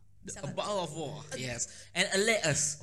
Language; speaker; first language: English; non-native, learner; Indonesian